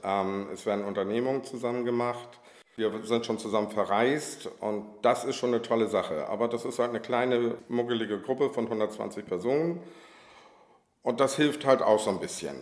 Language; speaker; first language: German; native; German